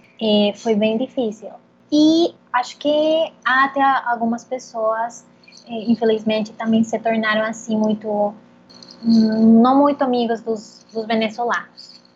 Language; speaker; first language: Portuguese; non-native, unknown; Spanish